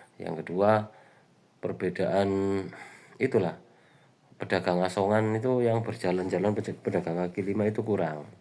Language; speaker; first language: Indonesian; native; Indonesian